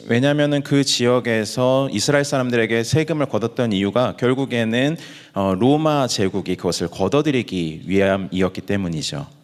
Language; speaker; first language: Korean; native; Korean